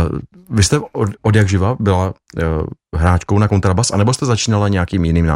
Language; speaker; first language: Czech; native; Czech